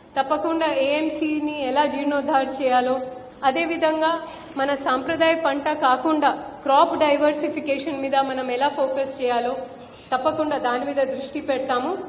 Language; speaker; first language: Telugu; non-native, fluent; Hindi